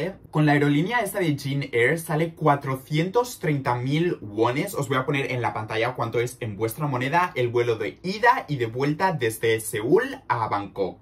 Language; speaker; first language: Spanish; native; Spanish